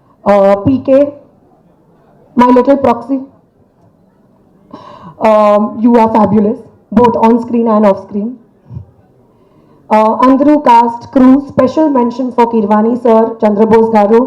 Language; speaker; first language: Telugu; non-native, local second language; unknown